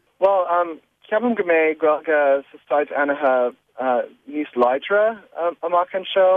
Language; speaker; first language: Irish; non-native, learner; English